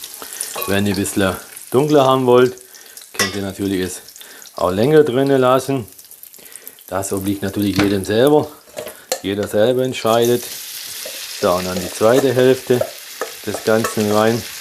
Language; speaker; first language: German; early bilingual, other home language; Polish